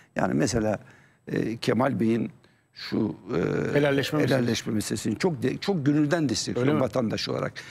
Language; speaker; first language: Turkish; native; Turkish